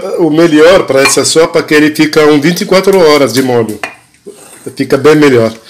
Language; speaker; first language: Portuguese; non-native, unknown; Arabic